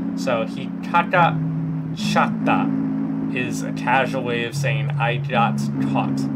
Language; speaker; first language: English; native; English